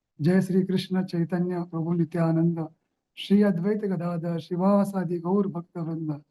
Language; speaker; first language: Hindi; non-native, local second language; Marathi